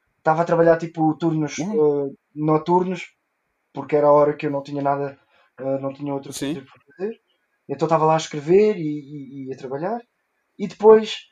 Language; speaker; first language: Portuguese; early bilingual, heritage; Portuguese